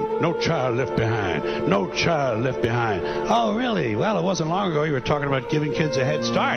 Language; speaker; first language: English; native; English